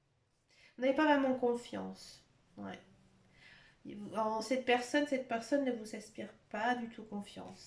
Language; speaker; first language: French; native; French